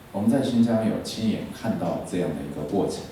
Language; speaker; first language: Chinese; native; Chinese